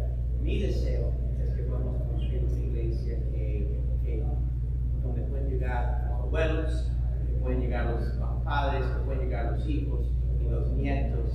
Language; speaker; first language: Spanish; non-native, fluent; English